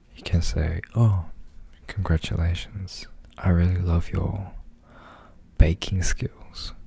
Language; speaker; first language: English; early bilingual, other home language; Korean